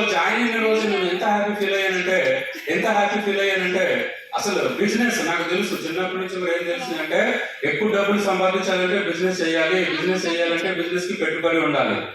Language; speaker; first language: Telugu; non-native, local second language; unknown